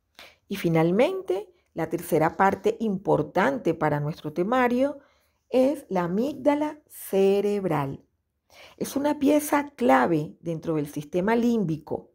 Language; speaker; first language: Spanish; native; Spanish